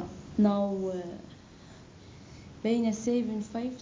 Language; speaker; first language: Dutch; non-native, learner; Arabic